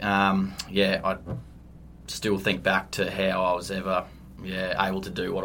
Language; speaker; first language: English; native; English